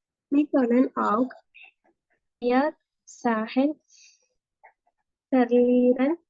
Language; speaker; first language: German; non-native, learner; Malayalam